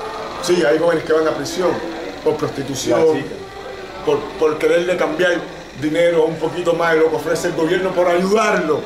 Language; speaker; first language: Spanish; native; Spanish